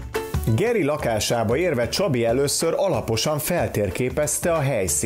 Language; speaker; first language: Hungarian; native; Hungarian